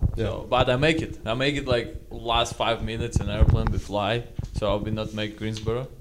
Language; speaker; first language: English; non-native, learner; Russian